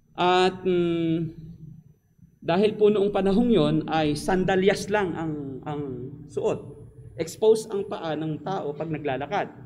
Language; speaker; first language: Filipino; native; Filipino